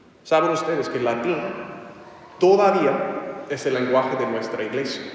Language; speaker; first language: Spanish; non-native, fluent; English